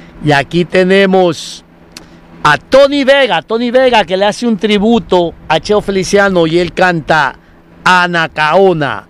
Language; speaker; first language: Spanish; native; Spanish